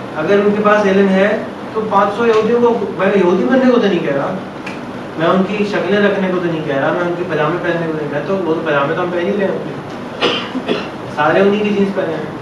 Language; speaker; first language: Urdu; native; Urdu